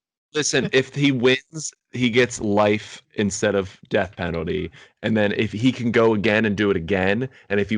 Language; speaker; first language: English; native; English